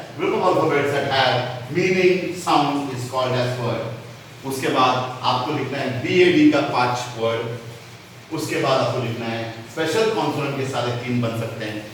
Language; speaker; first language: Hindi; non-native, local second language; Konkani